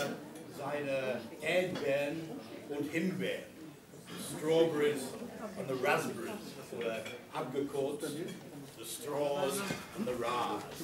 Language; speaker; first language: German; non-native, fluent; English